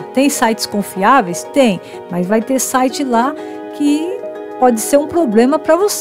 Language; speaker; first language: Portuguese; native; Portuguese